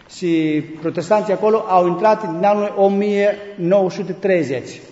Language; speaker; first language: Romanian; non-native, learner; Greek